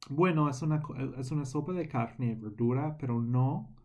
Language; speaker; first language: Spanish; non-native, fluent; English